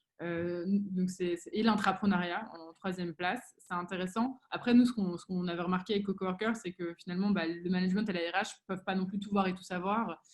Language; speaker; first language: French; native; French